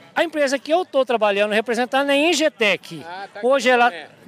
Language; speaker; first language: Portuguese; native; Portuguese